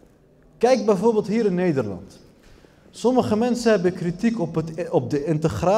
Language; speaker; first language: Dutch; early bilingual, other home language; Arabic